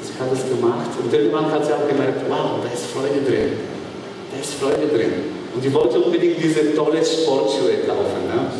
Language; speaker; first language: German; non-native, fluent; Bulgarian